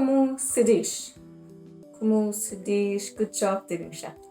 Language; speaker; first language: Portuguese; non-native, learner; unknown